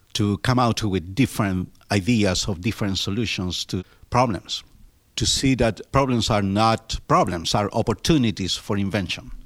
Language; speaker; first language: English; non-native, fluent; Spanish